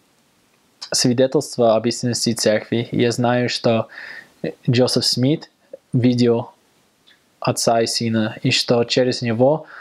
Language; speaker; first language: Russian; non-native, learner; English